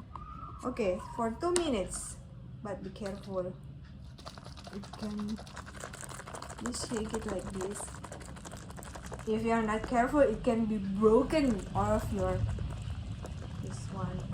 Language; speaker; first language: English; non-native, learner; Indonesian